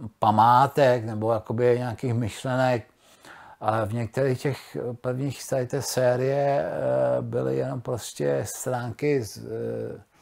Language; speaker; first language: Czech; early bilingual, other home language; Spanish